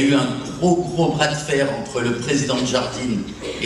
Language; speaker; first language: French; native; French